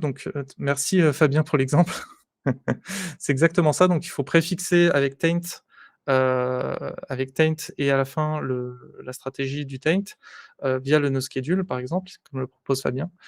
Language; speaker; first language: French; native; French